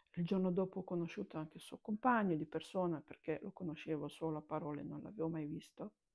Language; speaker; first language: Italian; non-native, fluent; Romanian